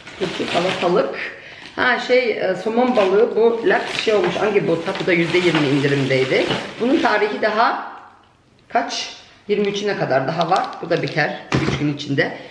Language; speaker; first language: Turkish; early bilingual, heritage; Turkish